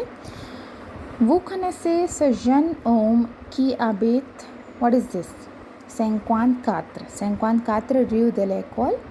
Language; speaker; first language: French; non-native, fluent; Hindi